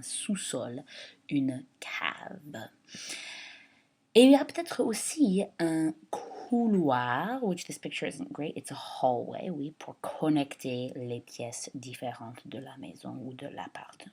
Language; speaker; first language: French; non-native, fluent; English